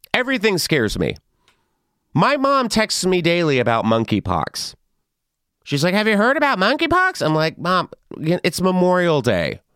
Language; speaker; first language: English; native; English